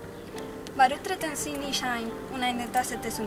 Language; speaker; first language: German; non-native, learner; Spanish